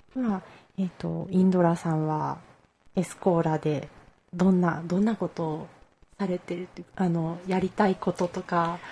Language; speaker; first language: Japanese; native; Japanese